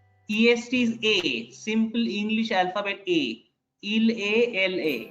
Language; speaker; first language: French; non-native, fluent; Bangla